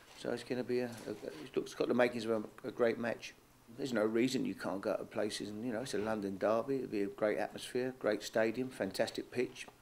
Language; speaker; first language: English; native; English